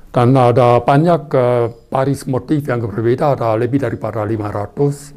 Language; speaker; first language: Indonesian; non-native, fluent; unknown